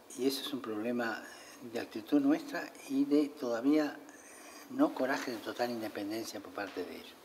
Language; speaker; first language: Spanish; native; Spanish